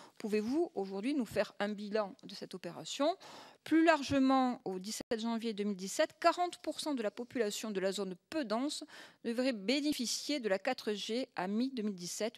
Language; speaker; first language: French; native; French